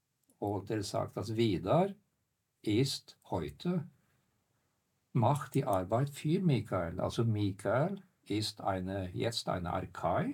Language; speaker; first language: German; non-native, fluent; Norwegian